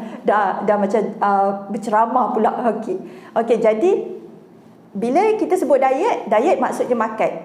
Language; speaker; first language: Malay; native; Malay